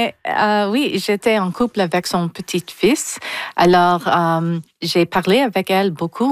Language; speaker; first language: French; non-native, local second language; English